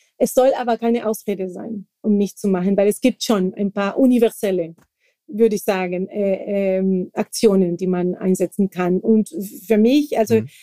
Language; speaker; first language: German; non-native, fluent; Spanish